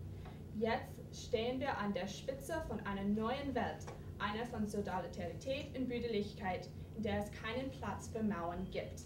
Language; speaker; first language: German; non-native, fluent; English